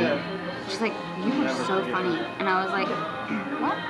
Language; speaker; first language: English; native; English